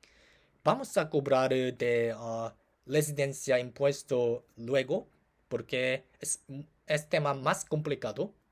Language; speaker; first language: Spanish; non-native, learner; Korean